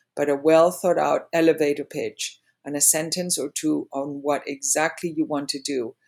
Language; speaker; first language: English; non-native, fluent; Spanish